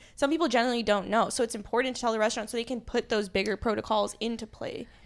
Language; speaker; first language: English; native; English